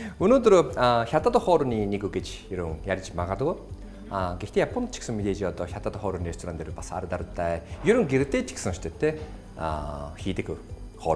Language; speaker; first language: Mongolian; non-native, fluent; Japanese